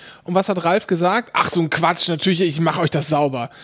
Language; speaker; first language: German; native; German